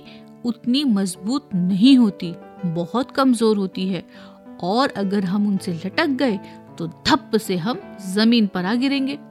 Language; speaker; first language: Hindi; native; Hindi